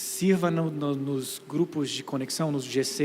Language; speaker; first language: Portuguese; native; Portuguese